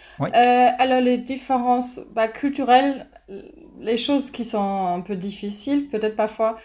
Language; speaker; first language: French; non-native, fluent; German